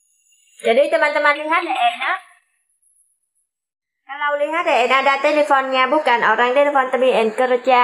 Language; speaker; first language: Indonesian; non-native, learner; Vietnamese